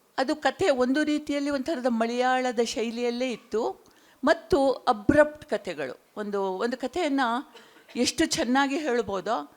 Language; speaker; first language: Kannada; non-native, local second language; Konkani